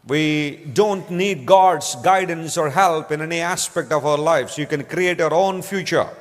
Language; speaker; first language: English; non-native, local second language; Telugu